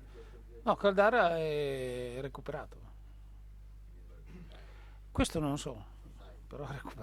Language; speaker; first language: Italian; native; Italian